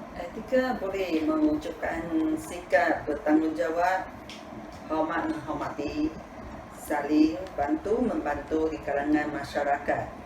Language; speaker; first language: Malay; non-native, local second language; Tamil